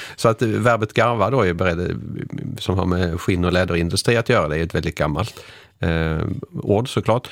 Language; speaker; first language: Swedish; native; Swedish